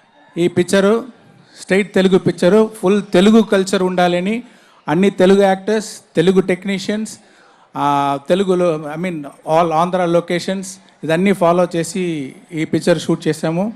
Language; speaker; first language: Telugu; non-native, local second language; Tamil